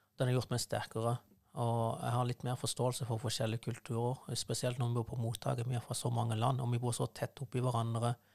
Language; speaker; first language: Norwegian; non-native, fluent; Persian